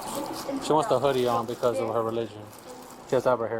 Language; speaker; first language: English; native; English